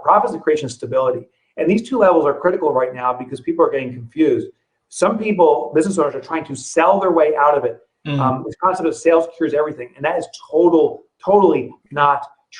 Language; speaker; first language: English; native; English